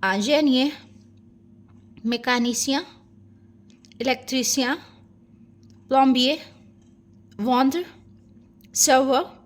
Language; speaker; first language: French; non-native, fluent; Hindi